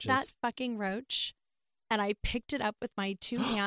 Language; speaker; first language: English; native; English